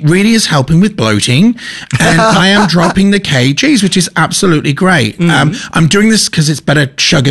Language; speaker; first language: English; native; English